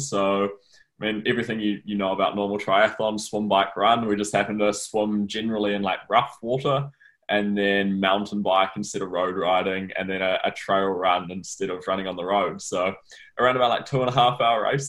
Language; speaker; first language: English; native; English